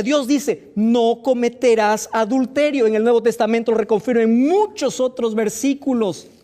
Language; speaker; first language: Spanish; native; Spanish